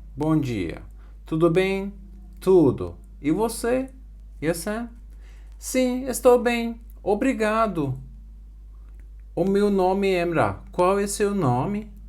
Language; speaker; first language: Portuguese; non-native, fluent; Turkish